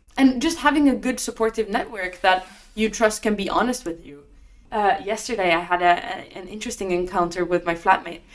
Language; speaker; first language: English; non-native, fluent; Norwegian